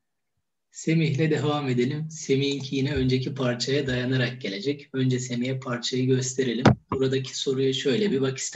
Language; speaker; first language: Turkish; native; Turkish